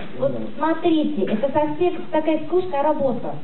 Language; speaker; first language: Russian; non-native, fluent; Japanese